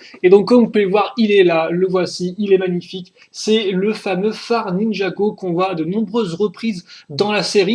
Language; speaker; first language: French; native; French